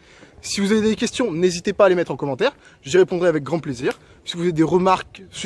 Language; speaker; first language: French; native; French